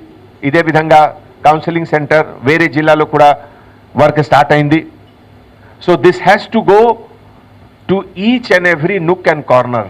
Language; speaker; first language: Telugu; non-native, local second language; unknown